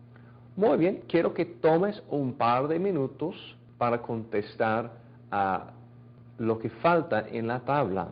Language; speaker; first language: Spanish; non-native, fluent; English